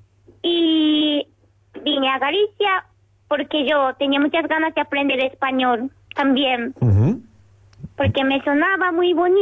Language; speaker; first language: Spanish; non-native, learner; Japanese